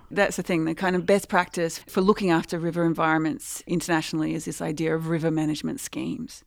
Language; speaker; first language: English; native; English